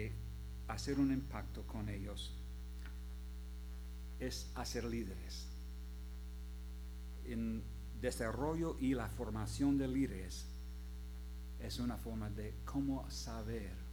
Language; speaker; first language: Spanish; non-native, fluent; English